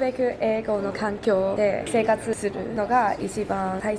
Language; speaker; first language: Japanese; non-native, learner; Chinese